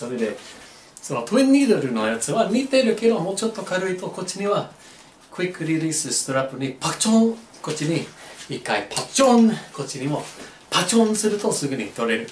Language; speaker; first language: Japanese; non-native, learner; English